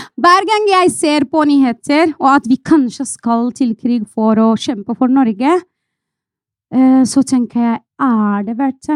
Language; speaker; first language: Norwegian; non-native, fluent; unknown